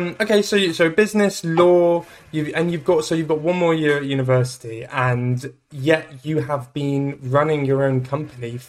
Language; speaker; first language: English; native; English